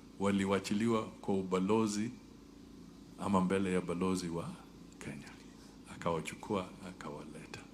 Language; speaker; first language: Swahili; non-native, local second language; Luyia